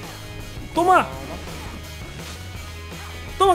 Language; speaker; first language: Portuguese; native; Portuguese